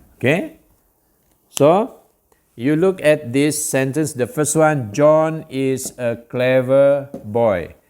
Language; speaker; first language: English; non-native, local second language; Malay